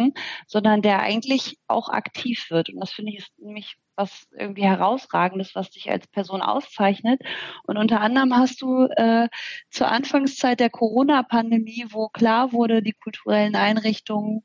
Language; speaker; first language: German; native; German